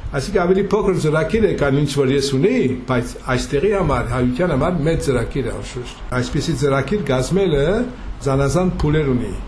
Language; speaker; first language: Armenian; early bilingual, heritage; Armenian